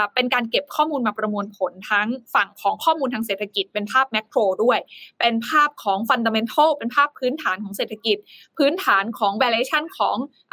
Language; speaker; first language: Thai; native; Thai